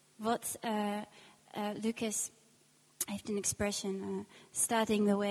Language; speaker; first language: Dutch; non-native, fluent; English